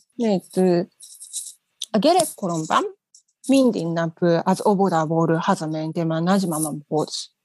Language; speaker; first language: Hungarian; non-native, learner; Japanese